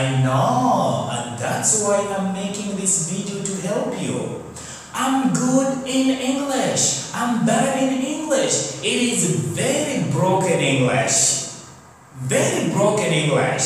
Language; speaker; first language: English; non-native, fluent; Comorian